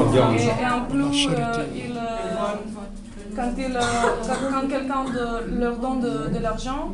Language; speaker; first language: French; non-native, learner; Macedonian